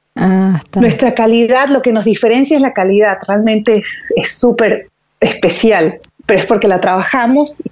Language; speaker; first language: Spanish; native; Spanish